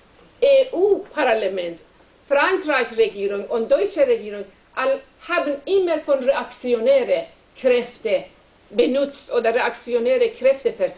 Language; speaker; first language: German; non-native, learner; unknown